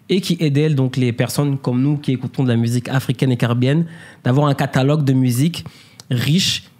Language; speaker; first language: French; native; French